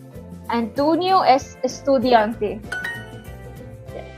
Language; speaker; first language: Spanish; non-native, learner; Hindi